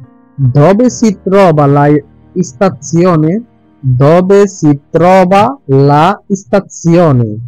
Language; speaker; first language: Italian; non-native, learner; Bangla